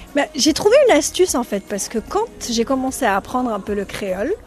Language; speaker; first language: French; non-native, local second language; Arabic